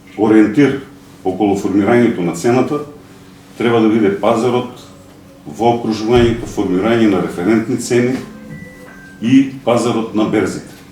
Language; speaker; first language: Macedonian; native; Macedonian